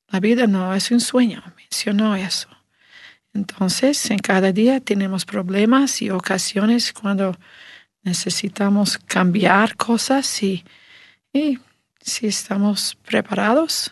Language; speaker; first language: Spanish; non-native, learner; English